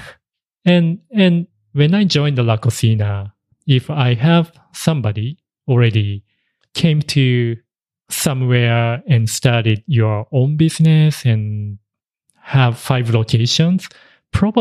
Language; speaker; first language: English; non-native, fluent; Japanese